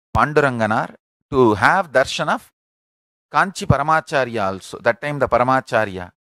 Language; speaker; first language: English; non-native, local second language; Tamil